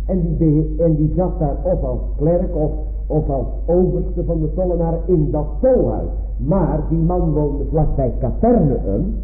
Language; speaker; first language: Dutch; native; Dutch